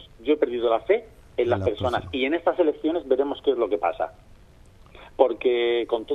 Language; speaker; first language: Spanish; native; Spanish